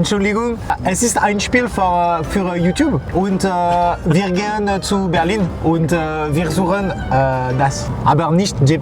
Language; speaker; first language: German; non-native, learner; French